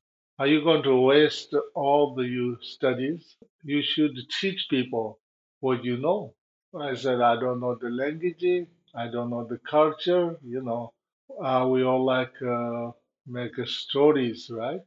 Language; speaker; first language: English; non-native, learner; Chinese